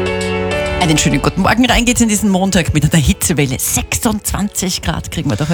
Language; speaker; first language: German; native; German